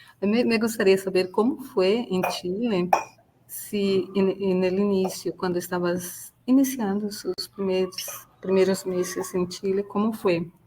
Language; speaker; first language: Spanish; non-native, fluent; Portuguese